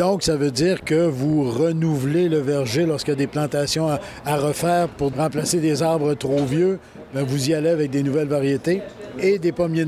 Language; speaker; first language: French; native; French